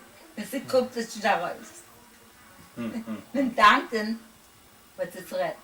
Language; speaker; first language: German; non-native, learner; Yiddish